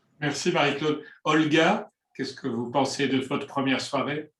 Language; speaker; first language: French; native; French